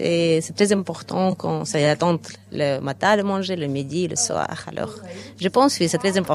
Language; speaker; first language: French; non-native, fluent; Ukrainian